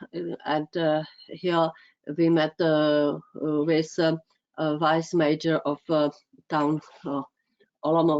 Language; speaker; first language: English; non-native, fluent; Czech